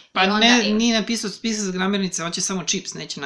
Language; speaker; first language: Serbian; native; Serbian